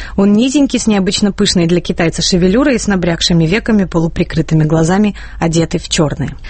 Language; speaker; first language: Russian; native; Russian